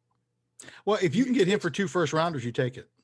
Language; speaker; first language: English; native; English